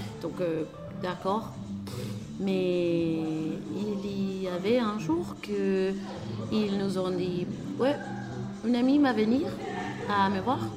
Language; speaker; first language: French; non-native, learner; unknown